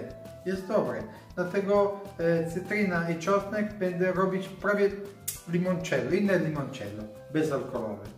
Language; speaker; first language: Polish; non-native, learner; Italian